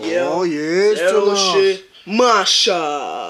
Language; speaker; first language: Russian; early bilingual, heritage; Russian